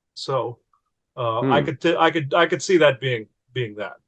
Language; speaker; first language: English; native; English